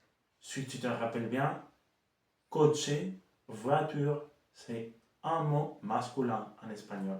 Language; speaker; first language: French; non-native, fluent; Spanish